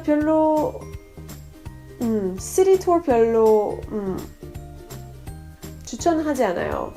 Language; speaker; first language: Korean; non-native, fluent; French